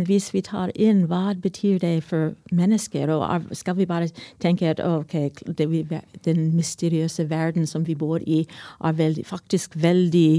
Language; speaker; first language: Norwegian; non-native, fluent; English